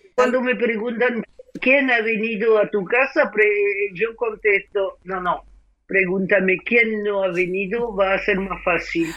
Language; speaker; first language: Spanish; non-native, fluent; French